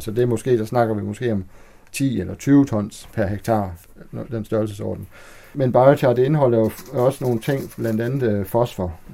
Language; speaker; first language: Danish; native; Danish